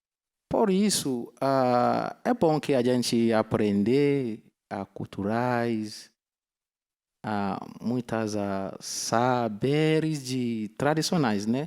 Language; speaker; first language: Portuguese; non-native, learner; Yoruba